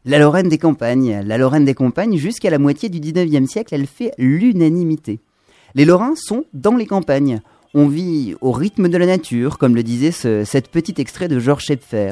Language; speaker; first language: French; native; French